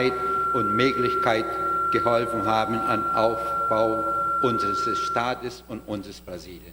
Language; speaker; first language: German; non-native, learner; Portuguese